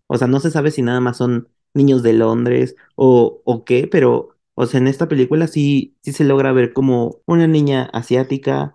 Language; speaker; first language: Spanish; native; Spanish